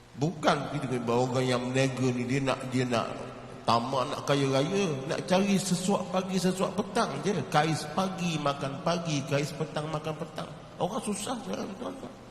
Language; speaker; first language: Malay; native; Malay